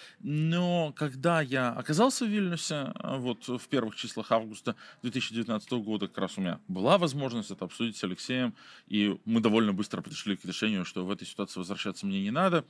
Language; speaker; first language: Russian; native; Russian